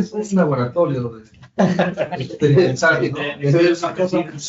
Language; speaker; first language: Spanish; native; Spanish